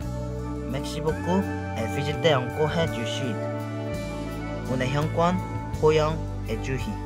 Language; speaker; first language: French; non-native, learner; Korean